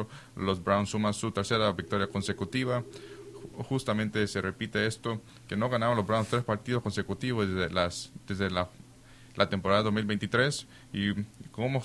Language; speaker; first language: Spanish; early bilingual, heritage; Spanish